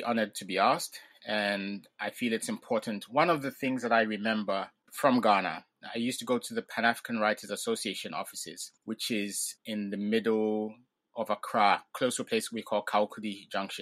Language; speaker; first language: English; non-native, local second language; Ga